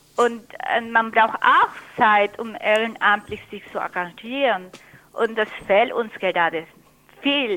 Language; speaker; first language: German; non-native, fluent; Spanish